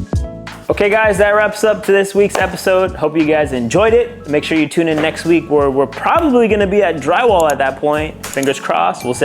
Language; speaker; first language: English; native; English